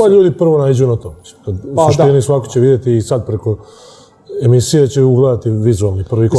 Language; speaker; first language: Serbian; native; Serbian